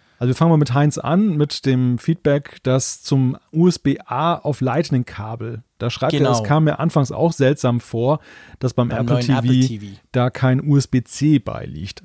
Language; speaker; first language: German; native; German